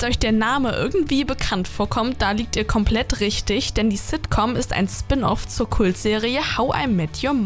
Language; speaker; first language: German; native; German